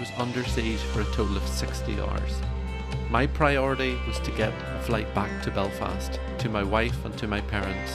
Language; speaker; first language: English; native; English